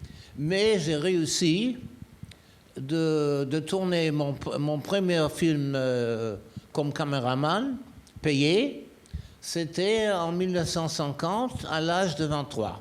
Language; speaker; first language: French; non-native, fluent; German